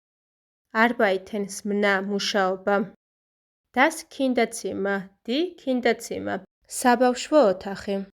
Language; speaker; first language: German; non-native, fluent; Georgian